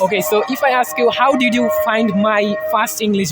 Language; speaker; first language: English; non-native, fluent; Bangla